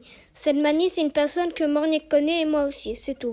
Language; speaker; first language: French; native; French